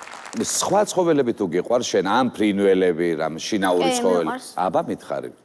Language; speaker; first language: Georgian; native; Georgian